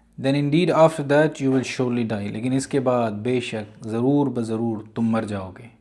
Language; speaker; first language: Urdu; native; Urdu